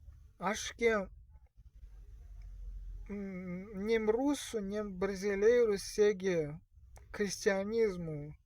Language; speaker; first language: Portuguese; non-native, learner; Russian